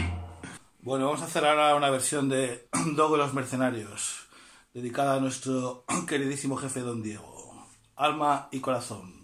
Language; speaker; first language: Spanish; native; Spanish